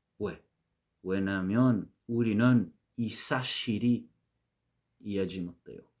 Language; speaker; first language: Korean; non-native, learner; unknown